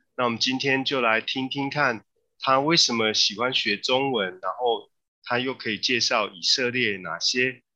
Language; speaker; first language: Chinese; native; Chinese